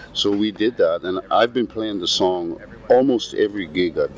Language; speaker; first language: English; native; English